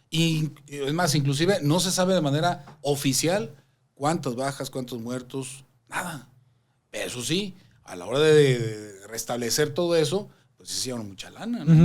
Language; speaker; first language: Spanish; native; Spanish